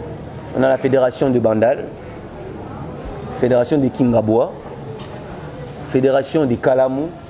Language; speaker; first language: French; non-native, local second language; Lingala